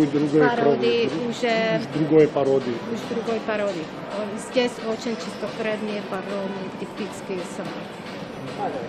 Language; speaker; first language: Russian; non-native, learner; Czech